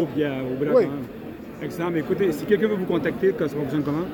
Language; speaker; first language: French; native; French